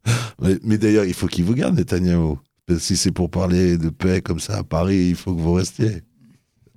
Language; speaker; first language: French; native; French